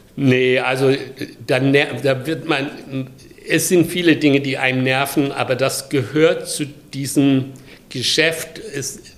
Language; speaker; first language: German; native; German